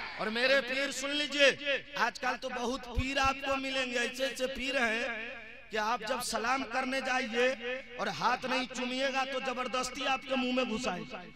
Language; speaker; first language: Hindi; native; Hindi